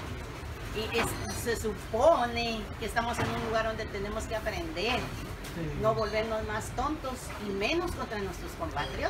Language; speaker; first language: Spanish; native; Spanish